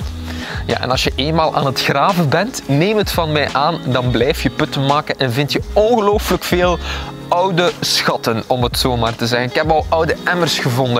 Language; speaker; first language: Dutch; native; Dutch